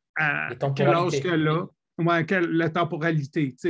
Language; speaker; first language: French; native; French